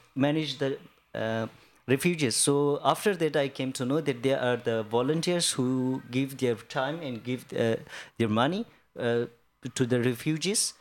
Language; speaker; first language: English; non-native, fluent; Persian